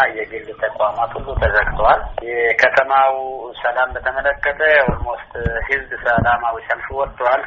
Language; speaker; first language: Amharic; non-native, local second language; Oromo